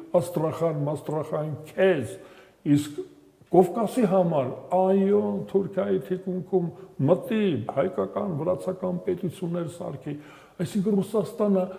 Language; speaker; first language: Armenian; native; Armenian